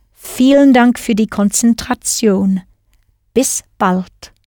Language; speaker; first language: German; non-native, fluent; English